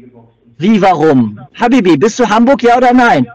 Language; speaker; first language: German; native; German